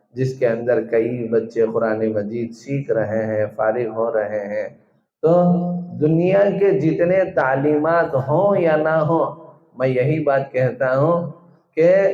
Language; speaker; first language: Urdu; native; Urdu